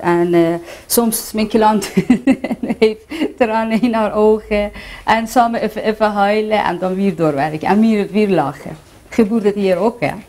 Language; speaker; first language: Dutch; non-native, fluent; Persian